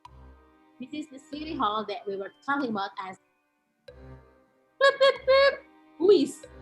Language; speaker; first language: English; non-native, fluent; Indonesian